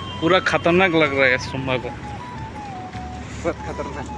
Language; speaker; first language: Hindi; non-native, learner; Bangla